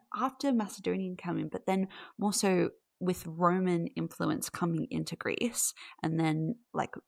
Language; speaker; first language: English; native; English